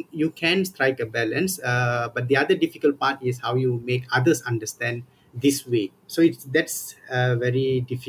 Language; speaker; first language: English; non-native, local second language; Tamil